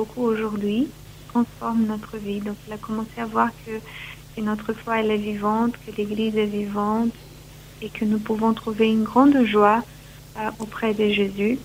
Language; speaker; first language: French; non-native, fluent; Portuguese